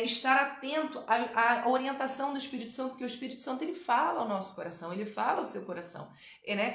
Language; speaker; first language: Portuguese; native; Portuguese